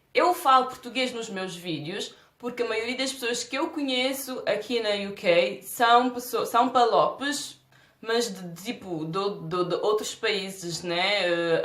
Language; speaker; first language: Portuguese; non-native, local second language; Kabuverdianu